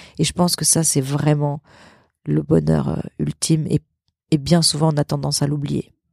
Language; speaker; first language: French; early bilingual, other home language; Portuguese